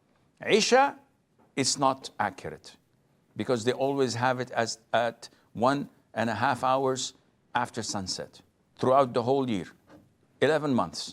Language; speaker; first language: English; non-native, fluent; Arabic